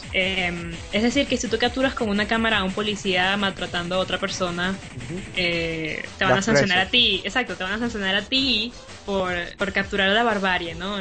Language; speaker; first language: Spanish; native; Spanish